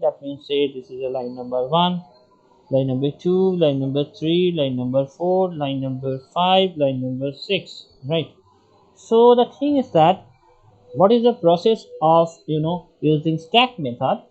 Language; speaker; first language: English; non-native, local second language; Bangla